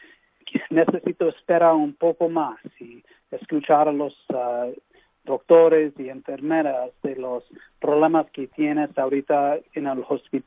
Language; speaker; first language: Spanish; early bilingual, heritage; English